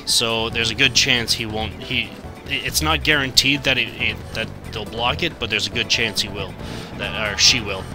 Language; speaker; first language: English; native; English